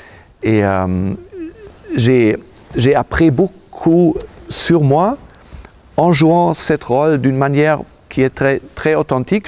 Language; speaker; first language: French; non-native, fluent; German